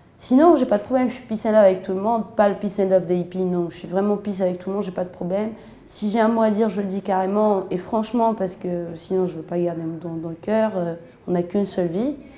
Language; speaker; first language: French; non-native, local second language; Arabic